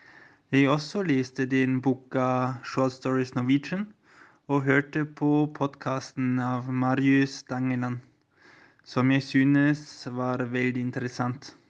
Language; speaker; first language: Norwegian; non-native, learner; German